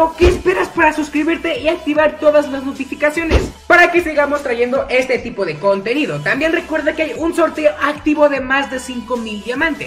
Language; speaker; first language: Spanish; native; Spanish